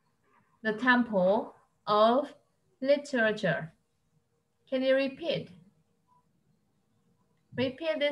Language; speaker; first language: English; non-native, fluent; Vietnamese